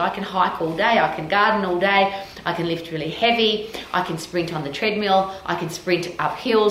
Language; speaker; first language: English; native; English